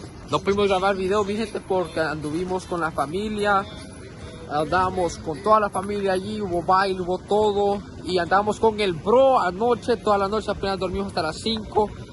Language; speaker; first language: Spanish; early bilingual, heritage; Spanish